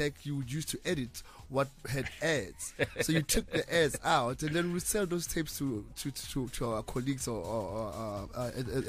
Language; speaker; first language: English; non-native, local second language; Southern Sotho